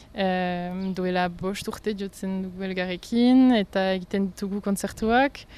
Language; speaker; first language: Basque; non-native, local second language; French